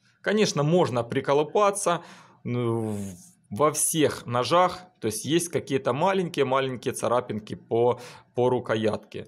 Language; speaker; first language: Russian; native; Russian